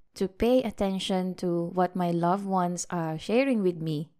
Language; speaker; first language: English; non-native, local second language; Filipino